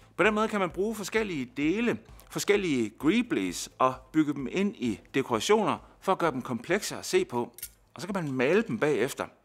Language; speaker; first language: Danish; native; Danish